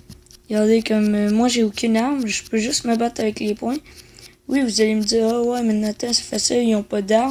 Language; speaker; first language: French; native; French